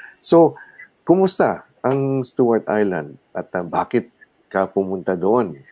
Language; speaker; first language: Filipino; non-native, local second language; Chavacano